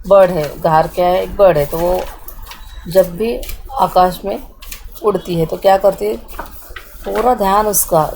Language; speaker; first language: Hindi; non-native, local second language; Marathi